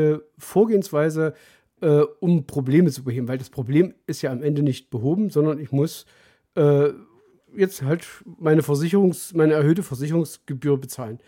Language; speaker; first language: German; native; German